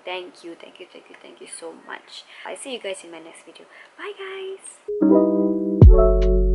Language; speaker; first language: English; non-native, local second language; Malay